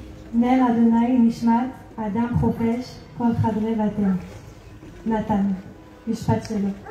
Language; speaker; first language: Hebrew; non-native, fluent; French